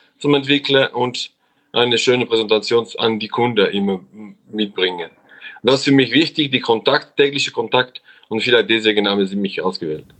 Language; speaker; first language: German; non-native, local second language; French